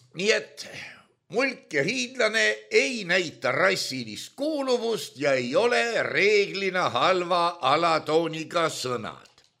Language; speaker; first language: Estonian; native; Estonian